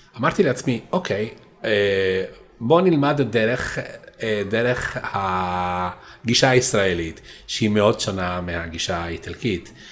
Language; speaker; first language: Hebrew; non-native, fluent; Italian